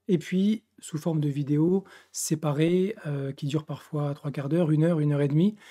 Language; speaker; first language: French; native; French